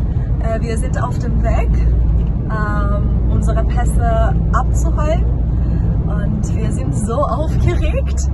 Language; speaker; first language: German; non-native, fluent; Persian